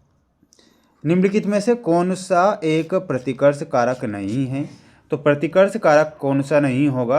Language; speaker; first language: Hindi; native; Hindi